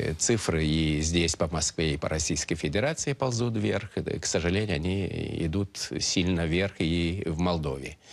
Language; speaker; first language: Russian; non-native, local second language; Romanian